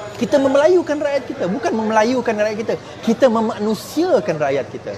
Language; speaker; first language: Malay; non-native, local second language; Chinese